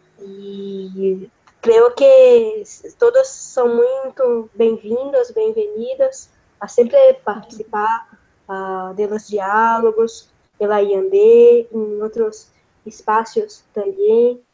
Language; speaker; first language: Portuguese; non-native, fluent; Spanish